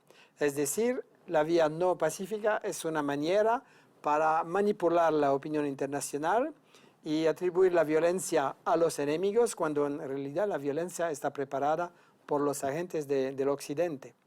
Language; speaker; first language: Spanish; non-native, fluent; French